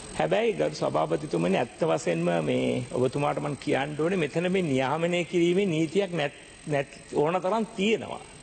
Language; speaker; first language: Sinhala; non-native, local second language; Tamil